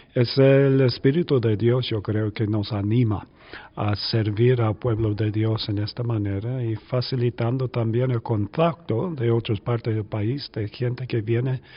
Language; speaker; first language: Spanish; non-native, fluent; English